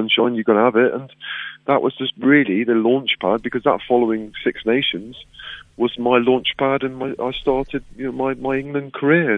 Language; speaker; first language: English; native; English